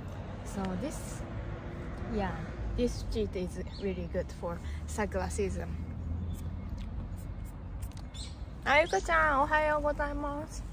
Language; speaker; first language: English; non-native, learner; Japanese